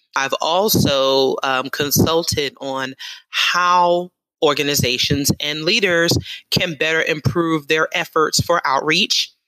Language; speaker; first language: English; native; English